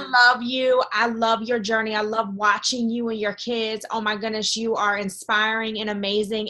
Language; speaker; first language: English; native; English